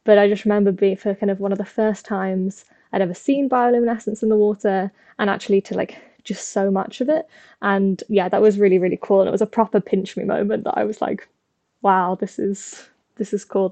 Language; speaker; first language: English; native; English